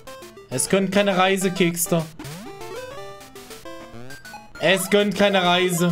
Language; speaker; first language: German; native; German